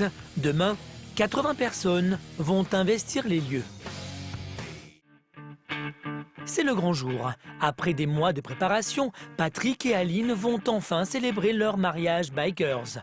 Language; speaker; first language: French; native; French